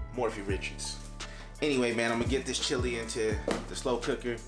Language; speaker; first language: English; native; English